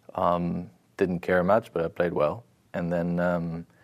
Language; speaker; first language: English; non-native, fluent; German